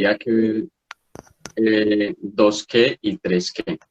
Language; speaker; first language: Spanish; native; Spanish